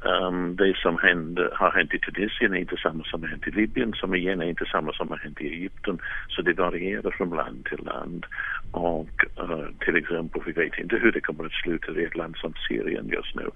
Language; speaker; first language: Swedish; non-native, fluent; English